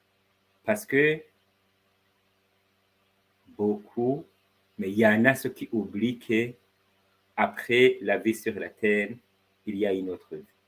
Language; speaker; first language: French; non-native, fluent; Spanish